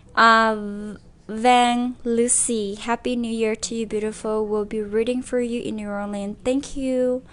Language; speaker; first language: Lao; non-native, local second language; Hmong